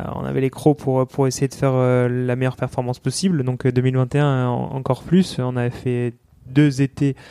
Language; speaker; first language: French; native; French